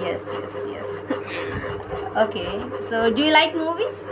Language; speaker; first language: English; non-native, learner; Kannada